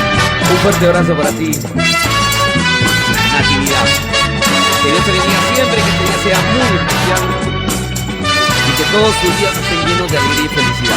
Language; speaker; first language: Spanish; native; Spanish